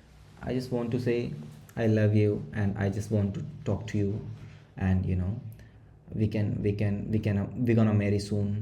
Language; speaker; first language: English; non-native, learner; Hindi